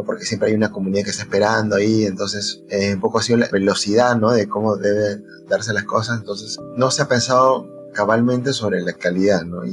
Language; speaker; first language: Spanish; native; Spanish